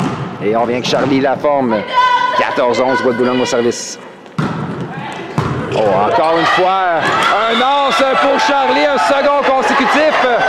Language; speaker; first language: French; native; French